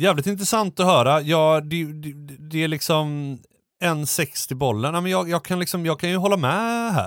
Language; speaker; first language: Swedish; native; Swedish